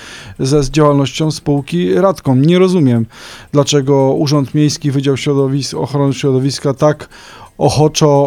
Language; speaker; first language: Polish; native; Polish